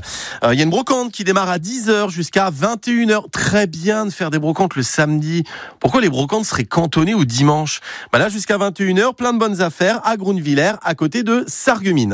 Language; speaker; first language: French; native; French